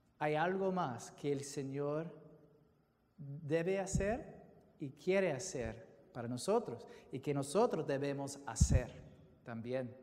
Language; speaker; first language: Spanish; non-native, fluent; English